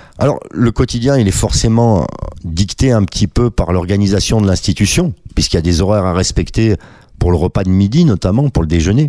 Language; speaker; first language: French; native; French